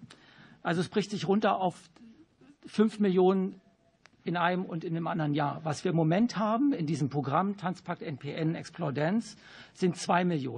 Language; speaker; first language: German; native; German